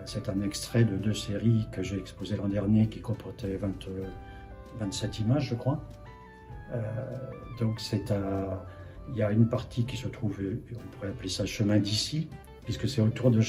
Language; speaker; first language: French; native; French